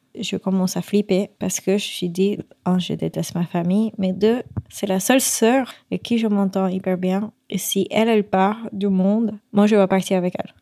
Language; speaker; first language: French; non-native, fluent; Spanish